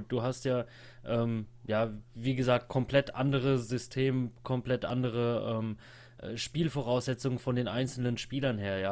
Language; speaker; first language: German; native; German